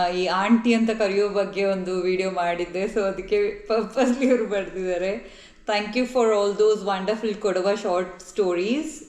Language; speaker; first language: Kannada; non-native, local second language; Kodava